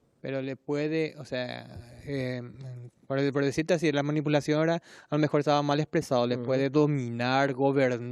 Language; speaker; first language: Spanish; native; Spanish